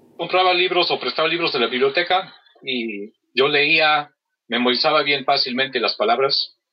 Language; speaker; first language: Spanish; non-native, fluent; English